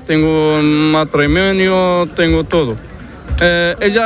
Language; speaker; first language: Spanish; non-native, learner; Arabic